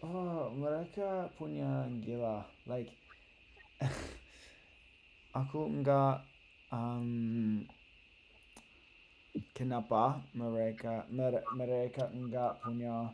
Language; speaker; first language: Indonesian; non-native, learner; English